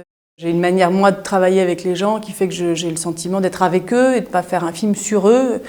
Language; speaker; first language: French; native; French